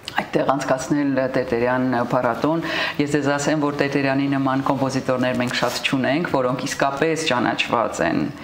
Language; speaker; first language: Armenian; native; Armenian